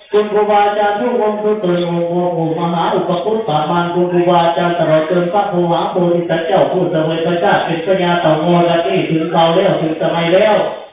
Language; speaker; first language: Thai; native; Thai